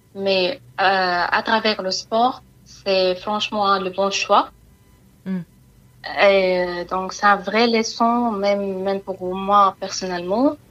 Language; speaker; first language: French; non-native, fluent; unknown